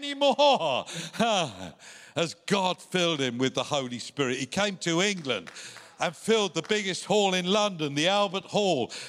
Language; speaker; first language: English; native; English